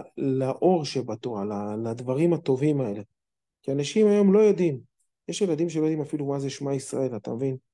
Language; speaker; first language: Hebrew; native; Hebrew